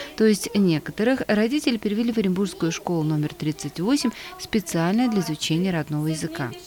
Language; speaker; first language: Russian; native; Russian